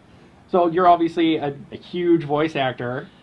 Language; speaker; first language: English; native; English